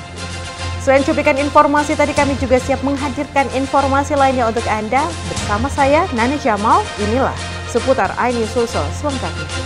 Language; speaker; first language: Indonesian; native; Indonesian